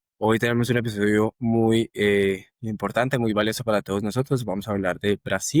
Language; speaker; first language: Spanish; native; Spanish